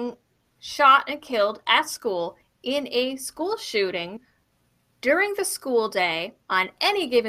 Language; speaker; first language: English; native; English